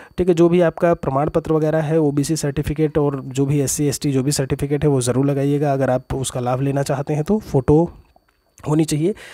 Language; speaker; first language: Hindi; native; Hindi